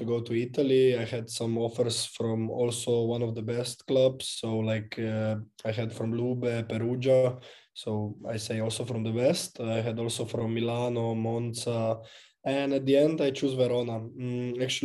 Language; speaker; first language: English; non-native, fluent; Slovenian